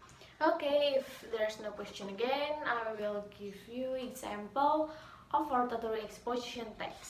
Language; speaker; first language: English; non-native, learner; Indonesian